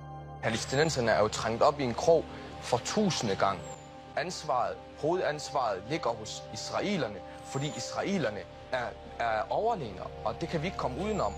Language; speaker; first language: Danish; early bilingual, other home language; Arabic